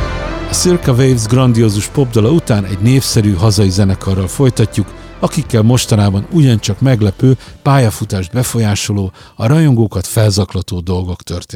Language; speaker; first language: Hungarian; native; Hungarian